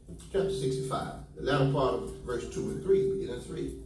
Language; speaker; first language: English; native; English